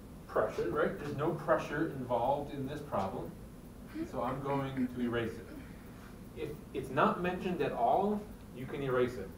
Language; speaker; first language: English; native; English